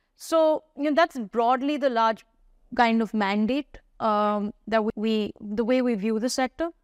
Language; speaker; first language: English; non-native, local second language; Hindi